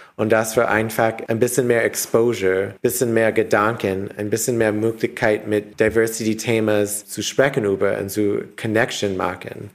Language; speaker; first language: German; non-native, learner; English